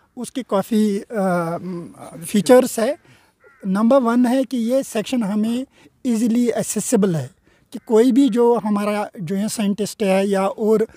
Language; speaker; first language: Urdu; non-native, local second language; Kashmiri